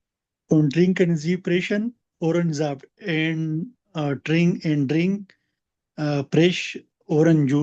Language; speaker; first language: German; non-native, learner; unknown